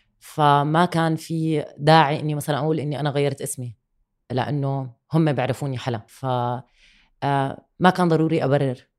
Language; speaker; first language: Arabic; native; Arabic